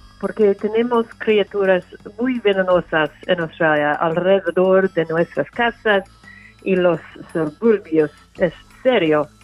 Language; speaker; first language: Spanish; non-native, learner; English